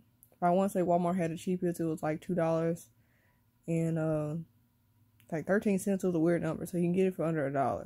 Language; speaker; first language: English; native; English